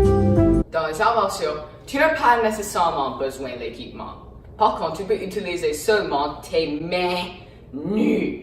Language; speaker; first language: French; non-native, learner; English